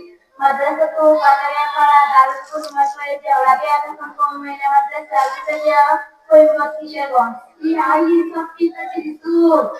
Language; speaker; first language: Arabic; non-native, learner; Bangla